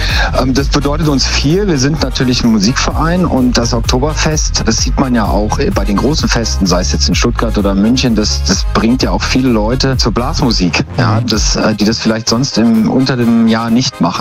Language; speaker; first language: German; native; German